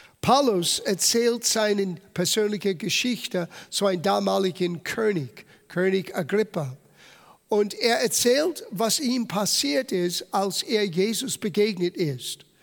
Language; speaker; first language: German; non-native, fluent; English